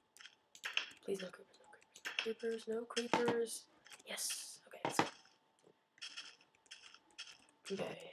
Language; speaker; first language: English; native; English